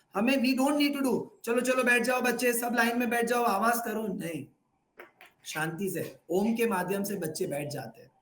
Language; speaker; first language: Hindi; non-native, local second language; Gujarati